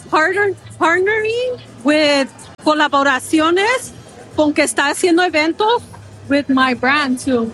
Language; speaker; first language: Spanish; early bilingual, heritage; English